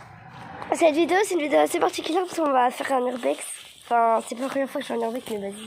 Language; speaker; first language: French; native; French